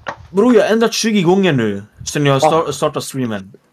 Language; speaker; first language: Swedish; native; Swedish